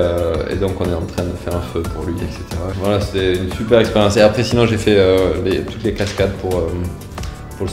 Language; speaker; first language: French; native; French